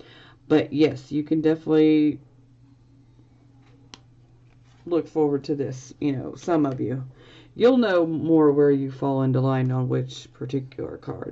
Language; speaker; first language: English; native; English